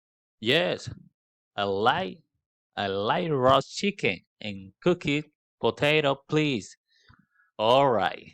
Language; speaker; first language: English; non-native, learner; Spanish